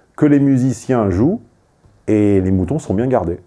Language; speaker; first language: French; native; French